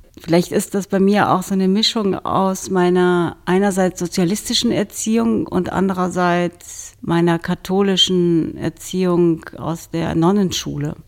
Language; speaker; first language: German; early bilingual, other home language; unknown